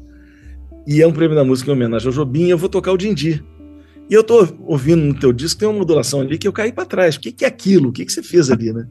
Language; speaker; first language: Portuguese; native; Portuguese